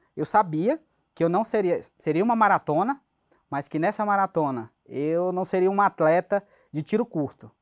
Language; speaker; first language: Portuguese; native; Portuguese